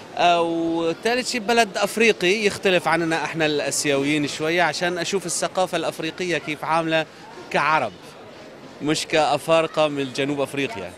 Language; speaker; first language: Arabic; native; Arabic